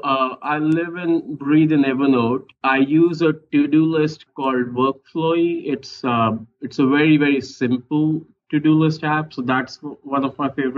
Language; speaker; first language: English; non-native, local second language; Hindi